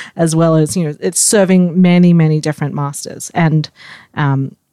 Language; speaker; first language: English; native; English